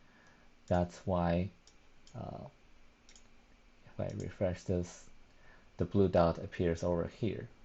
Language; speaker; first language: English; non-native, fluent; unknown